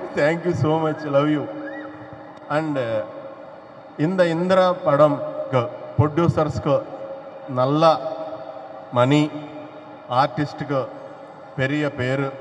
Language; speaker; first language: Tamil; non-native, learner; Telugu